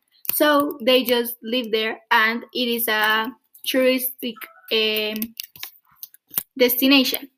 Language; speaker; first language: English; non-native, fluent; Spanish